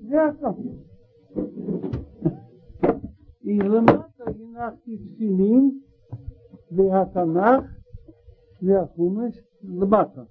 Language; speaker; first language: Hebrew; non-native, learner; Russian